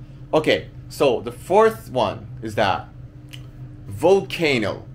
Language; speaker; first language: English; non-native, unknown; Japanese